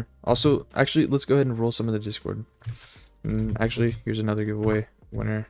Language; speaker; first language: English; native; English